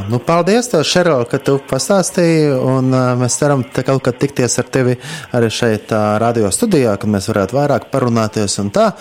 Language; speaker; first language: Latvian; native; Latvian